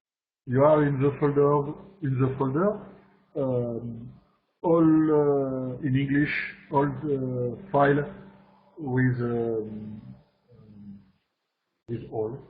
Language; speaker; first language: English; non-native, learner; French